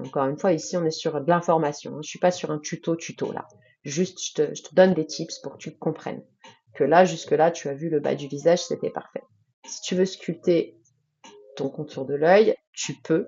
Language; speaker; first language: French; native; French